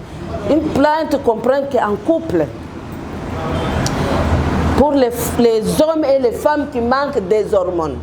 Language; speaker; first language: French; non-native, local second language; Lingala